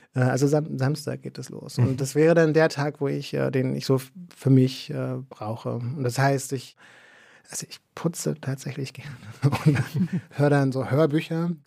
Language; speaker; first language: German; native; German